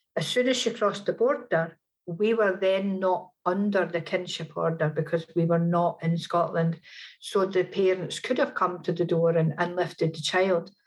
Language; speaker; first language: English; native; English